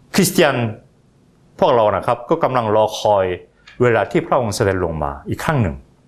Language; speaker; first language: Thai; non-native, fluent; Korean